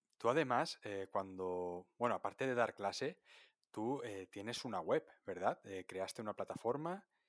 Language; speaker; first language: Spanish; native; Spanish